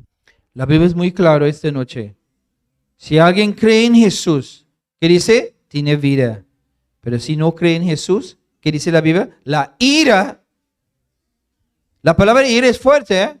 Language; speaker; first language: Spanish; non-native, fluent; English